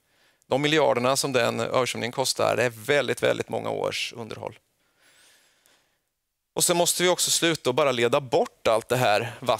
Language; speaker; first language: Swedish; native; Swedish